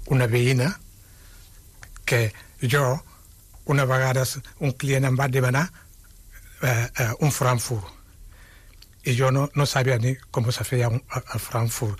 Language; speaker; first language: Catalan; non-native, fluent; Wolof